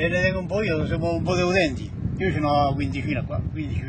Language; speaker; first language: Italian; native; Italian